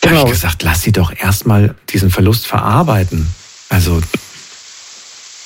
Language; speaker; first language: German; native; German